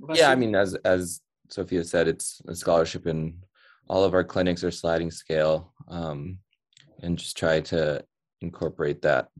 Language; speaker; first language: English; early bilingual, other home language; Hindi